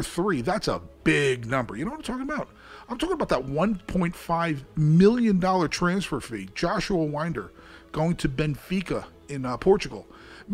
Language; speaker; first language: English; native; English